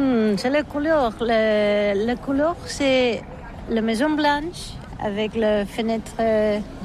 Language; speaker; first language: French; non-native, learner; Catalan